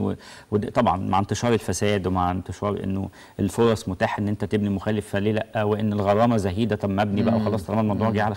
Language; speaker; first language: Arabic; native; Arabic